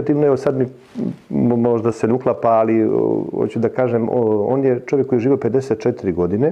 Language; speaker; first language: Serbian; native; Serbian